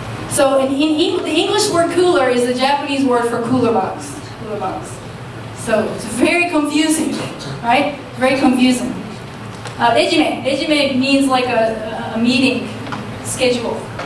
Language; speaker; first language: English; native; English